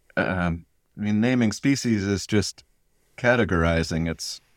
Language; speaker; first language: English; native; English